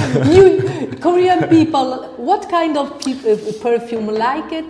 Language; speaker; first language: English; non-native, learner; Italian